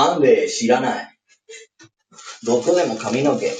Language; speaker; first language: Japanese; non-native, learner; Spanish